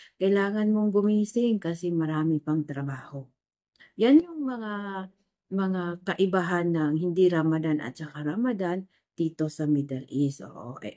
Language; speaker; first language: Filipino; non-native, local second language; Maguindanaon